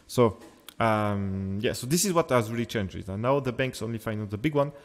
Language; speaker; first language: English; non-native, fluent; French